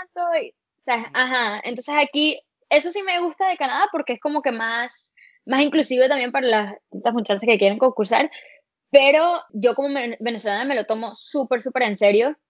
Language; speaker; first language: Spanish; early bilingual, heritage; Spanish